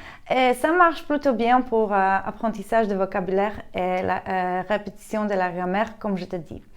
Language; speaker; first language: French; non-native, fluent; Polish